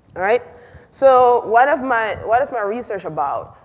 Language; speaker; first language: English; non-native, fluent; Spanish